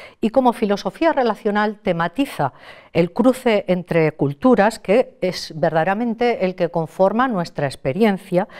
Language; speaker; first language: Spanish; native; Spanish